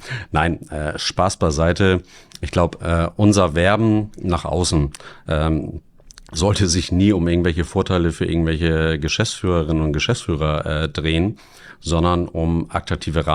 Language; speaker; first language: German; native; German